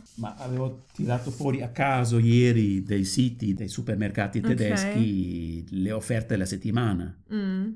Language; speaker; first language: Italian; non-native, fluent; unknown